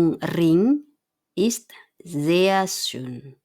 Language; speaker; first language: German; non-native, fluent; Indonesian